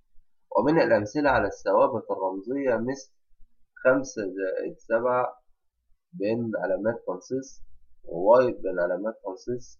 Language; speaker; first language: Arabic; native; Arabic